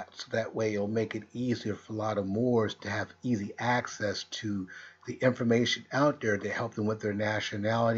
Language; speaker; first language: English; native; English